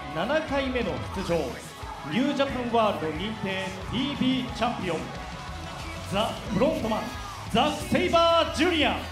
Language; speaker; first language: Japanese; native; Japanese